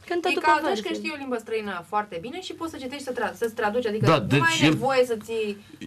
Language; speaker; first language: Romanian; native; Romanian